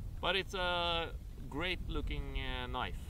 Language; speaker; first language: English; non-native, fluent; Norwegian